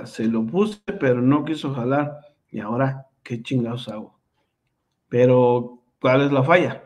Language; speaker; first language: Spanish; native; Spanish